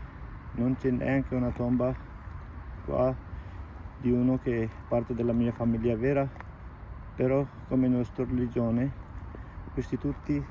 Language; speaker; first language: Italian; non-native, learner; Urdu